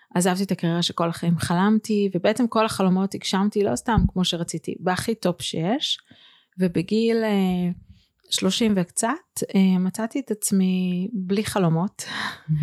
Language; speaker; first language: Hebrew; native; Hebrew